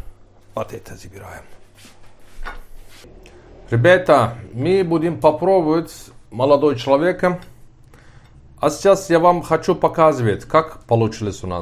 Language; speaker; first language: Russian; non-native, learner; Turkish